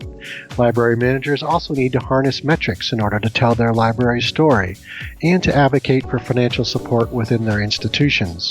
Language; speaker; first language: English; native; English